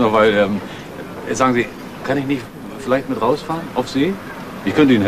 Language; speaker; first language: German; native; German